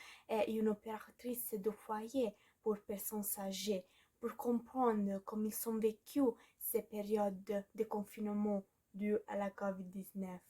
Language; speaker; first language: French; non-native, learner; Italian